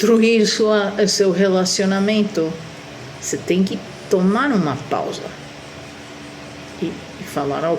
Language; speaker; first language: Portuguese; non-native, fluent; Spanish